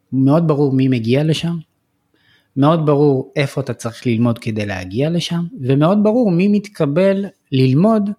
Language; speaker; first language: Hebrew; early bilingual, other home language; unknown